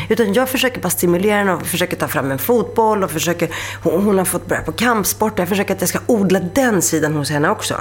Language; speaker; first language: Swedish; early bilingual, other home language; Greek